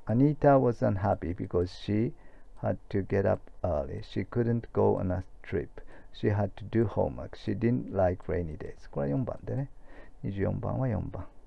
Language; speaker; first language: English; non-native, fluent; Japanese